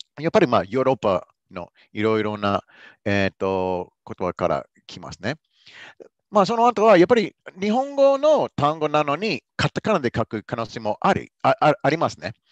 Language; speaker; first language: Japanese; non-native, fluent; English